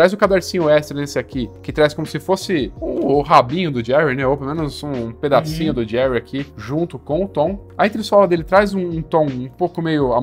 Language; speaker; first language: Portuguese; native; Portuguese